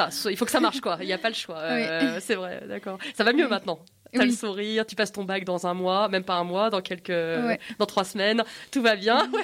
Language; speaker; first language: French; native; French